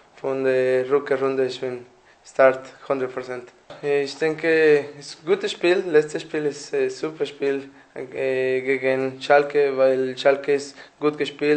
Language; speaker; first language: German; non-native, learner; Spanish